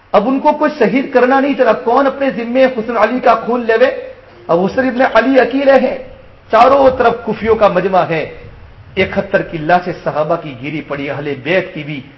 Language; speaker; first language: Urdu; non-native, local second language; Gujarati